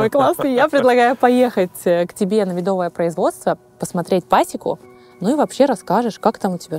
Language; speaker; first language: Russian; native; Russian